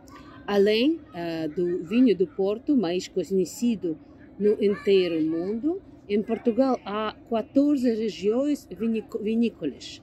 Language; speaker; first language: Portuguese; non-native, learner; English